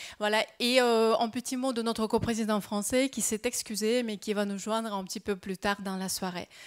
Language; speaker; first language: French; native; French